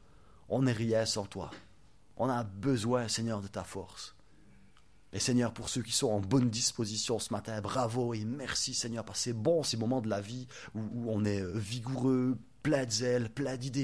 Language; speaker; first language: French; native; French